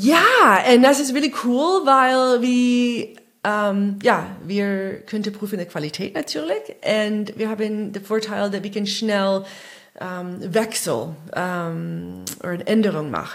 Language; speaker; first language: German; non-native, fluent; English